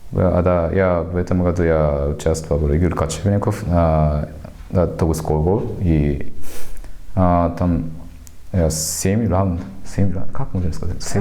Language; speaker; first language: Russian; non-native, learner; Japanese